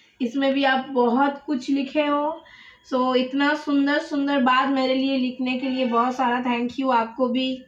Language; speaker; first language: Hindi; non-native, local second language; Bangla